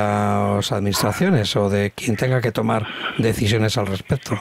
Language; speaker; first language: Spanish; native; Spanish